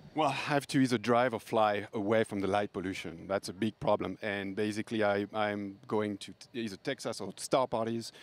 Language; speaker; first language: English; non-native, fluent; French